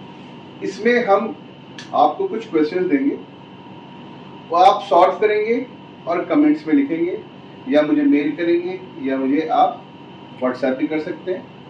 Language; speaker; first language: Hindi; native; Hindi